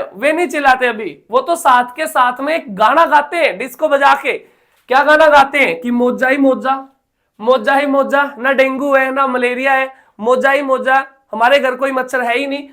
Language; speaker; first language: Hindi; native; Hindi